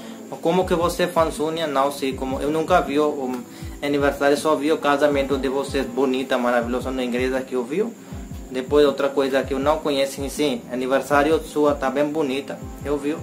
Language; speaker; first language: Portuguese; non-native, learner; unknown